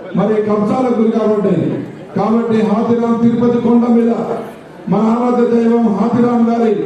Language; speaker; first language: Telugu; non-native, local second language; Lambadi